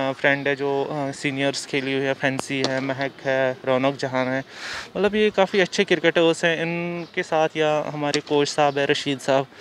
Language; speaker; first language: Hindi; non-native, local second language; Kashmiri